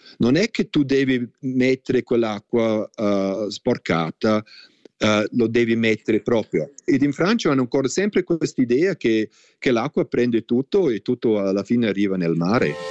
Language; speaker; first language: Italian; non-native, local second language; German